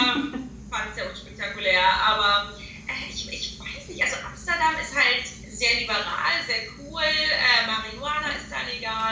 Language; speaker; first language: German; native; German